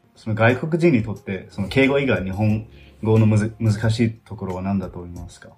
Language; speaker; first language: Japanese; non-native, fluent; English